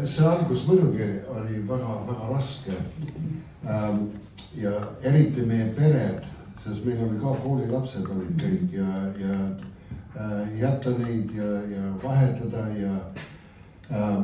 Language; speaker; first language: Estonian; early bilingual, heritage; Estonian